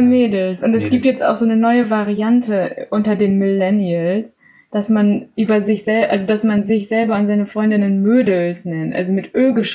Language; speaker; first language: German; native; German